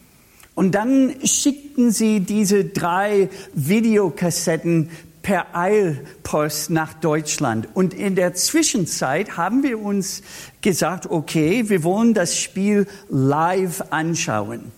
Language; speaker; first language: German; non-native, fluent; English